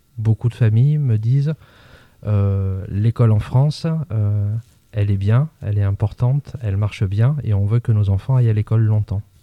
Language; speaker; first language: French; native; French